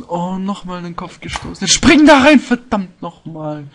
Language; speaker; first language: German; native; German